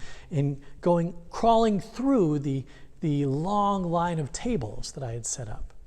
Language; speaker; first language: English; native; English